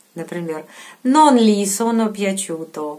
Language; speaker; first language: Italian; non-native, fluent; Russian